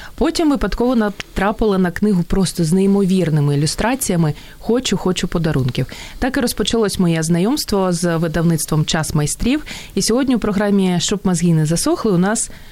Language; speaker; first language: Ukrainian; native; Ukrainian